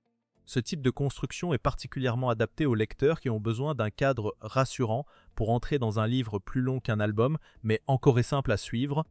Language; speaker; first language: French; native; French